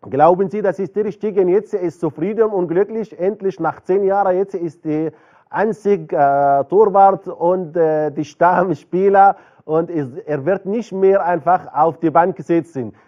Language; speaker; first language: German; non-native, learner; Arabic